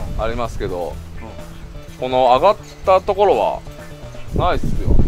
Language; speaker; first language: Japanese; native; Japanese